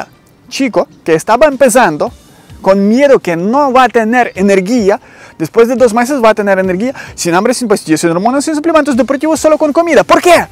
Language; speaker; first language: Spanish; non-native, learner; Ukrainian